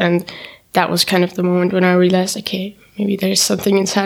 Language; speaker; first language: English; non-native, fluent; German